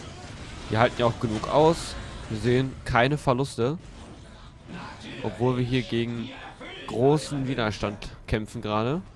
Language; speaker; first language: German; native; German